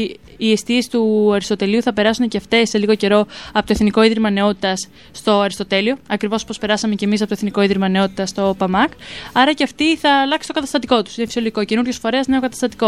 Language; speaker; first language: Greek; native; Greek